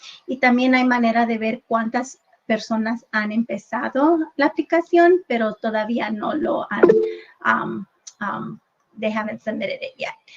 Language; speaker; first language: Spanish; early bilingual, heritage; English